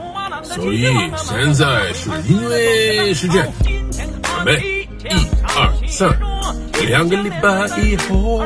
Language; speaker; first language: Chinese; non-native, learner; English